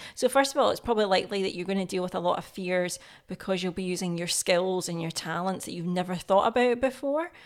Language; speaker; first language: English; native; English